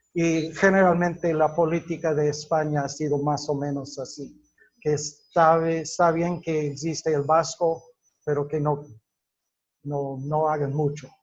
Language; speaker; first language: Spanish; non-native, fluent; English